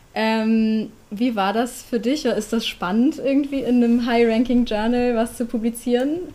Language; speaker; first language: German; native; German